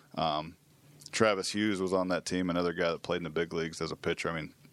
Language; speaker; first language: English; native; English